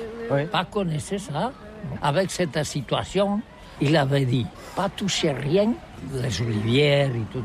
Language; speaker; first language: French; non-native, learner; Catalan